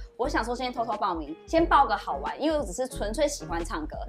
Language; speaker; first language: Chinese; native; Chinese